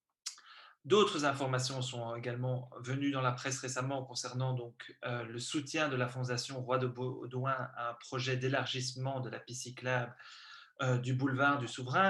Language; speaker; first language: French; native; French